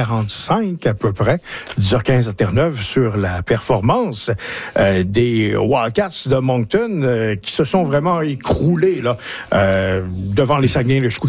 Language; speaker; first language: French; native; French